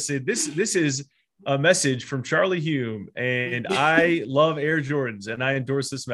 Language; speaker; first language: English; native; English